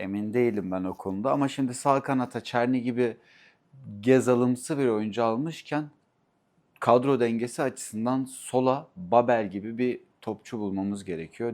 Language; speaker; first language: Turkish; native; Turkish